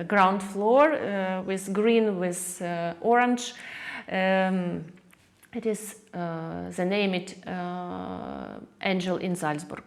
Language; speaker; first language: English; non-native, learner; Russian